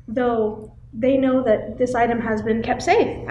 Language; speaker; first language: English; native; English